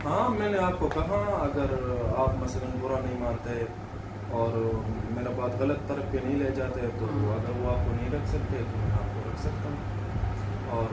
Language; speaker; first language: Hindi; non-native, local second language; Pashto